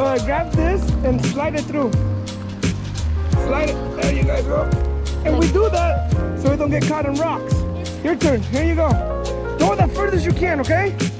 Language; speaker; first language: English; early bilingual, other home language; Spanish